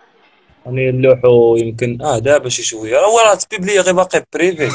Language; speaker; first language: Arabic; native; Arabic